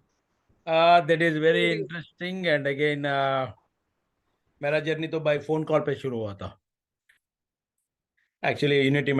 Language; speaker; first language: Hindi; non-native, local second language; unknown